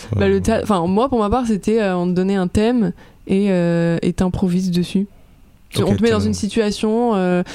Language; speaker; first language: French; native; French